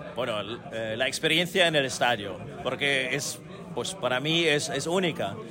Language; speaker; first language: Spanish; non-native, fluent; German